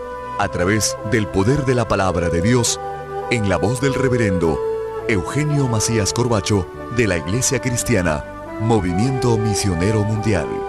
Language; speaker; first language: Spanish; native; Spanish